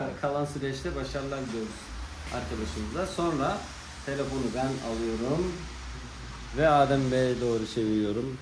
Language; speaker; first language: Turkish; native; Turkish